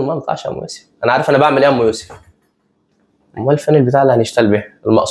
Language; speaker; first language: Arabic; native; Arabic